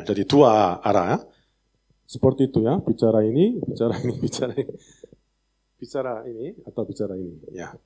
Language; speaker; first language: Indonesian; non-native, learner; Korean